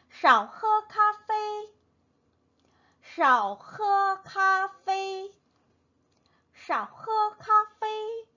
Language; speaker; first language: Chinese; non-native, fluent; Korean